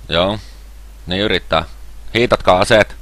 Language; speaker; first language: Finnish; native; Finnish